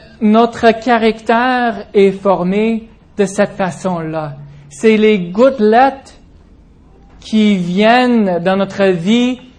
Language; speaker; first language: French; non-native, fluent; English